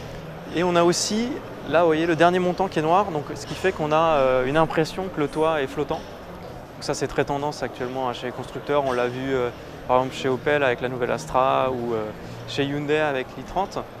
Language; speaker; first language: French; native; French